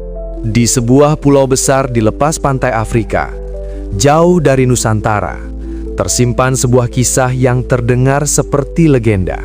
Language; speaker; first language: Indonesian; native; Indonesian